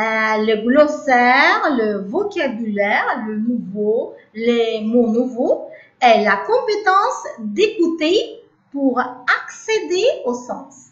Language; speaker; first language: French; non-native, learner; Uzbek